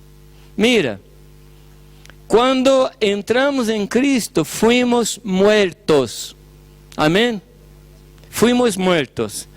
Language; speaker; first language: Spanish; non-native, fluent; Portuguese